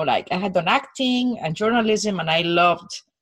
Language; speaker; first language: English; non-native, fluent; Spanish